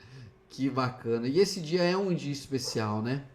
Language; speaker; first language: Portuguese; native; Portuguese